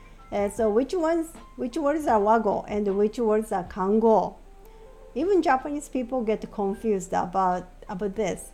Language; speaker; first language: English; non-native, fluent; Japanese